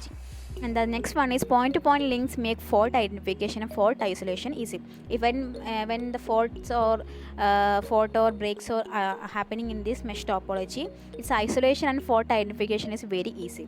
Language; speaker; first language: English; non-native, local second language; Malayalam